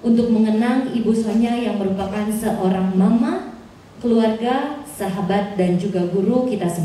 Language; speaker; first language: Indonesian; native; Indonesian